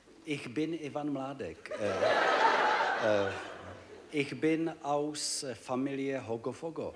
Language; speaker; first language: German; non-native, learner; Czech